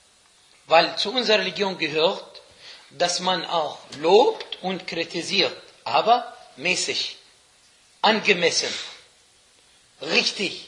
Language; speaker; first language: German; non-native, fluent; Arabic